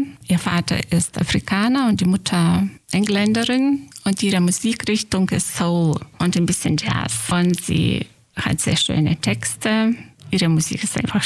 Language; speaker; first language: German; non-native, fluent; Lithuanian